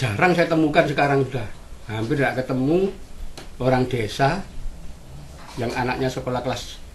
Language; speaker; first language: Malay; non-native, local second language; Javanese